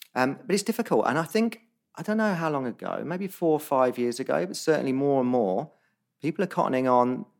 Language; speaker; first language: English; native; English